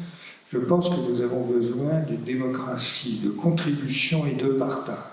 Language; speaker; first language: French; native; French